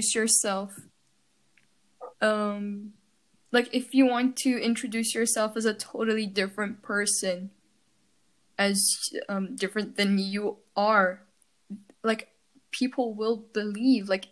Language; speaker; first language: English; non-native, fluent; Portuguese